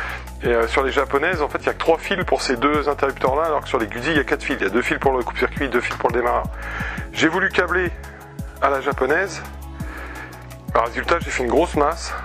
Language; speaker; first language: French; native; French